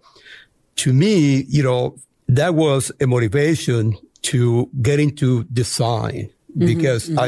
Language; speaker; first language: English; non-native, fluent; Spanish